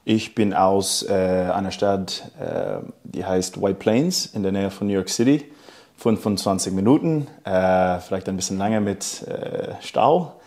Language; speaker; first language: German; non-native, fluent; English